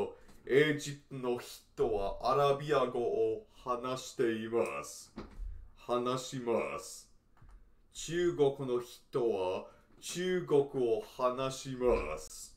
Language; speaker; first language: Japanese; non-native, learner; English